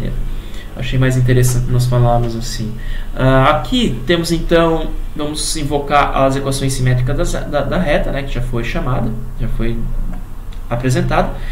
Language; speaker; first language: Portuguese; native; Portuguese